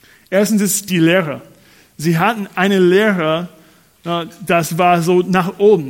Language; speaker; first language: German; non-native, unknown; English